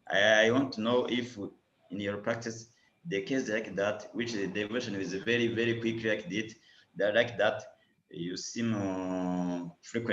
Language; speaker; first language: English; non-native, learner; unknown